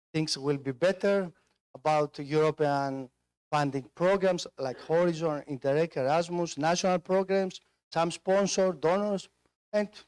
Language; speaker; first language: English; non-native, fluent; Greek